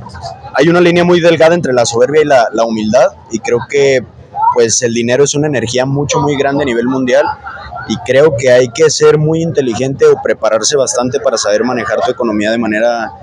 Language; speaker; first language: Spanish; native; Spanish